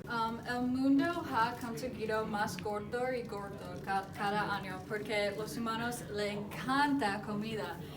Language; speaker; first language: Spanish; non-native, learner; English